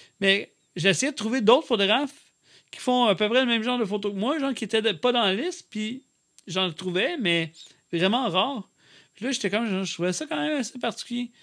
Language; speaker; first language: French; native; French